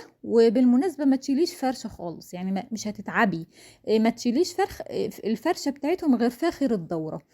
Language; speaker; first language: Arabic; native; Arabic